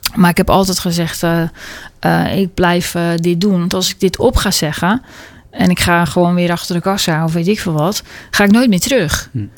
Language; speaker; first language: Dutch; native; Dutch